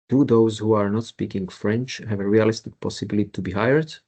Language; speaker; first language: English; non-native, fluent; Slovak